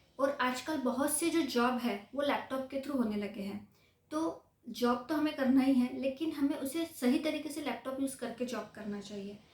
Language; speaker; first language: Hindi; non-native, local second language; Marathi